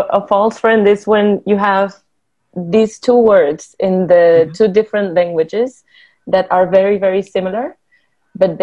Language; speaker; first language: English; non-native, fluent; Spanish